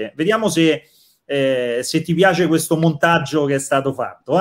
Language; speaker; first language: Italian; native; Italian